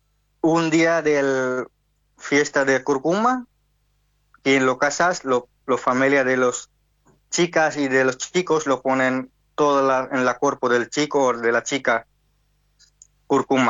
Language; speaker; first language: Spanish; non-native, learner; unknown